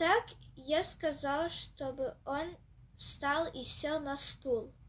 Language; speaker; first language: Russian; early bilingual, heritage; Russian